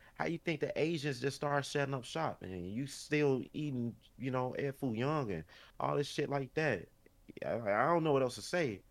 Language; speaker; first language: English; early bilingual, other home language; Haitian Creole